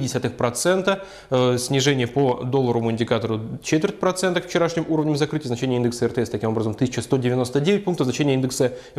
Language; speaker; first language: Russian; native; Russian